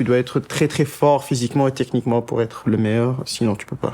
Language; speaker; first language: French; non-native, local second language; Arabic